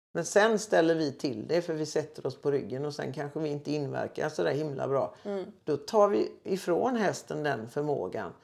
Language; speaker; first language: Swedish; native; Swedish